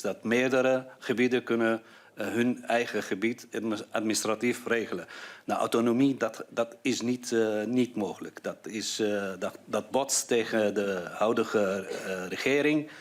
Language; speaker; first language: Dutch; non-native, fluent; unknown